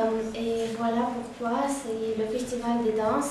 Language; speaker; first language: French; non-native, learner; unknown